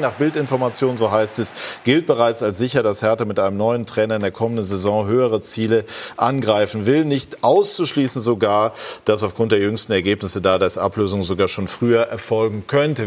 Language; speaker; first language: German; native; German